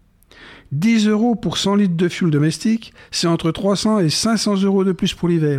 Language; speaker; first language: French; native; French